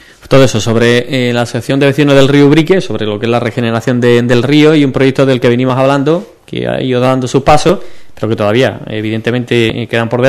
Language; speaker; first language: Spanish; native; Spanish